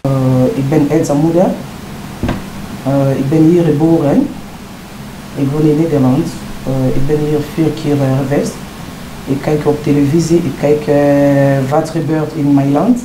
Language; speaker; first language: Dutch; non-native, learner; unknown